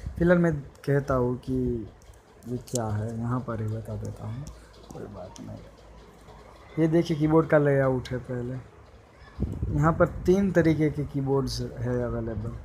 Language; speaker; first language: Hindi; non-native, local second language; Gujarati